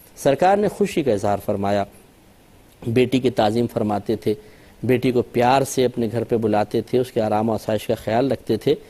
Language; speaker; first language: Urdu; native; Urdu